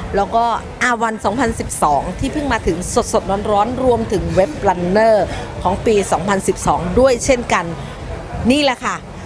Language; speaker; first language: Thai; native; Thai